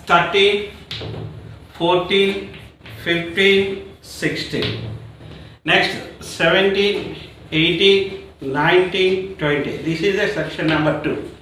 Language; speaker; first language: English; non-native, local second language; Telugu